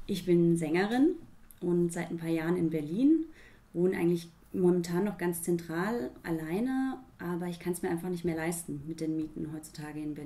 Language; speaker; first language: German; native; German